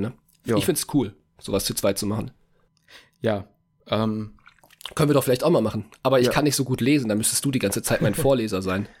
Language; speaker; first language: German; native; German